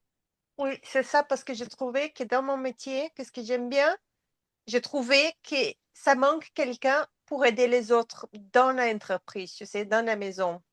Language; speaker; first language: French; non-native, fluent; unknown